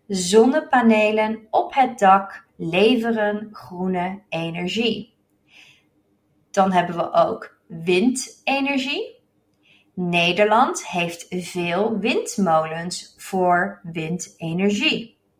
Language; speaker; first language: Dutch; native; Dutch